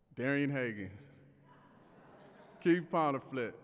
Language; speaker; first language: English; native; English